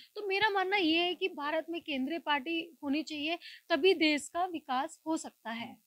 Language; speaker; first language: Hindi; native; Hindi